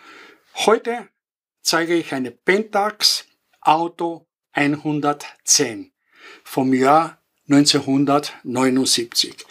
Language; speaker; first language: German; non-native, fluent; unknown